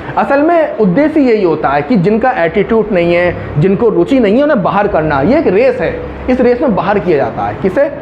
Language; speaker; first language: Hindi; native; Hindi